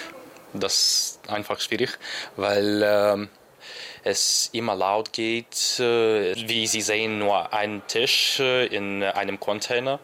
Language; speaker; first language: German; non-native, fluent; Arabic